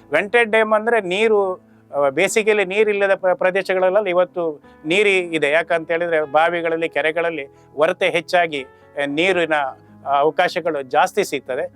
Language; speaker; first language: Kannada; native; Kannada